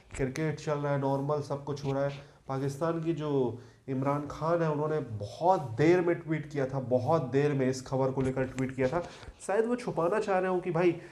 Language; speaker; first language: Hindi; native; Hindi